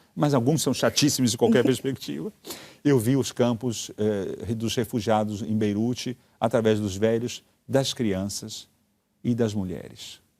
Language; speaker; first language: Portuguese; early bilingual, other home language; Italian